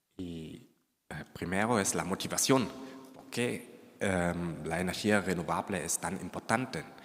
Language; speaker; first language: Spanish; non-native, fluent; German